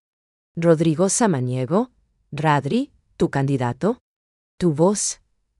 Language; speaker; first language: Spanish; native; Spanish